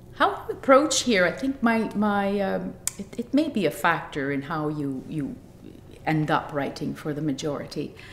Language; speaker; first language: English; native; English